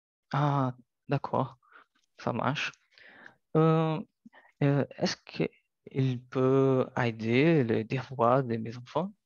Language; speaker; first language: French; non-native, learner; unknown